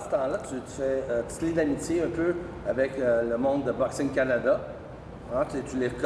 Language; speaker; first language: French; native; French